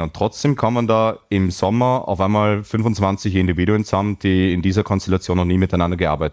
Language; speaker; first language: German; native; German